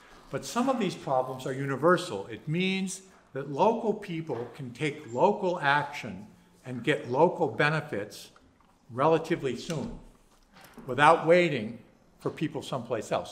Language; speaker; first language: English; native; English